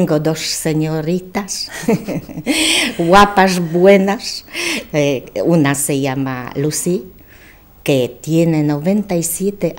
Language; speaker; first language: Spanish; non-native, learner; Polish